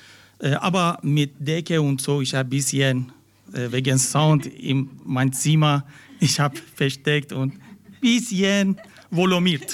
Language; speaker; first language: German; non-native, learner; Persian